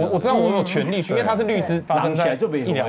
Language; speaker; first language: Chinese; native; Chinese